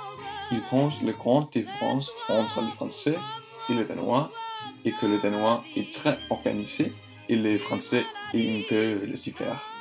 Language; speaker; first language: French; non-native, learner; Danish